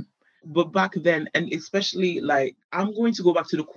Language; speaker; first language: English; native; English